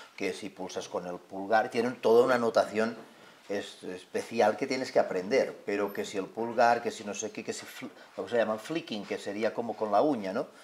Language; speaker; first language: Spanish; non-native, local second language; Catalan